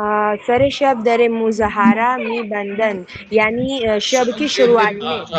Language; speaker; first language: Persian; non-native, learner; Urdu